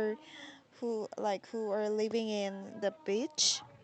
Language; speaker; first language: English; non-native, learner; Korean